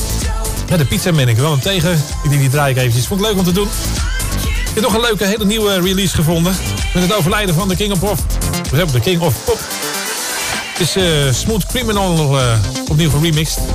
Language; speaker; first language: Dutch; native; Dutch